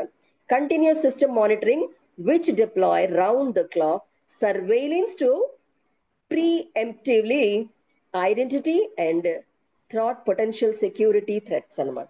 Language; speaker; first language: Telugu; native; Telugu